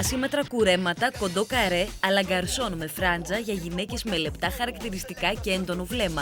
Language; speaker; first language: Greek; native; Greek